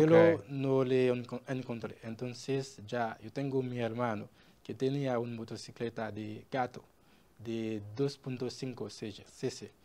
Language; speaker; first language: Spanish; non-native, learner; Haitian Creole